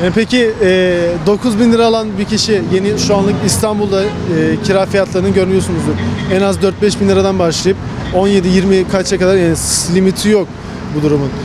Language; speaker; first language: Turkish; native; Turkish